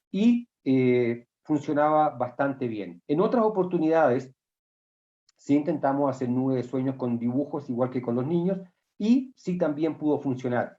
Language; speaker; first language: Spanish; native; Spanish